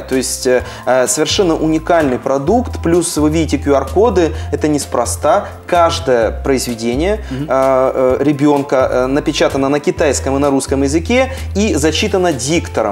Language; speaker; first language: Russian; native; Russian